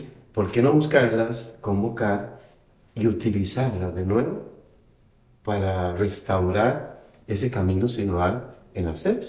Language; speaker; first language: Spanish; native; Spanish